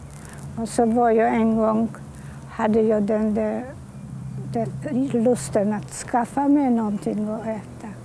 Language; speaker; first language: Swedish; non-native, fluent; Polish